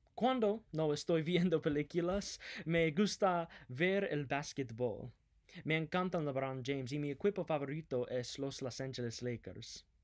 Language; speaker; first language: Spanish; non-native, learner; English